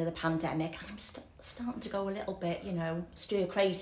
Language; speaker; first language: English; native; English